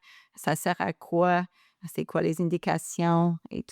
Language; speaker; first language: French; non-native, local second language; English